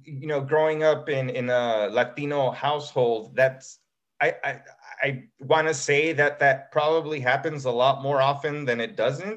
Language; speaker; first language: English; native; English